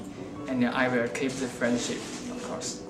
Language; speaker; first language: English; non-native, learner; Chinese